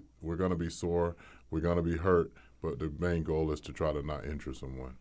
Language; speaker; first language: English; native; English